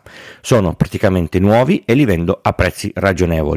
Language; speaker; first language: Italian; native; Italian